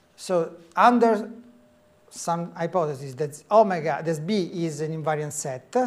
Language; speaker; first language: English; non-native, fluent; Italian